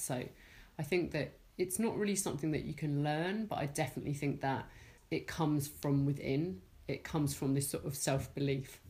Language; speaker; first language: English; native; English